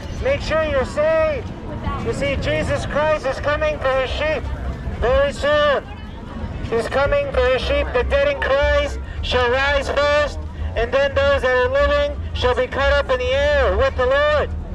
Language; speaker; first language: English; early bilingual, other home language; Spanish